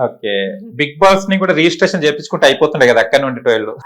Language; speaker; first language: Telugu; native; Telugu